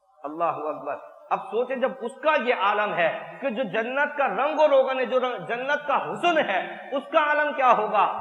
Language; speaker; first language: Urdu; native; Urdu